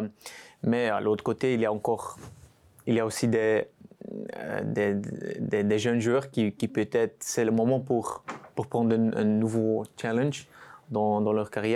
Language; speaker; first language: French; non-native, local second language; Dutch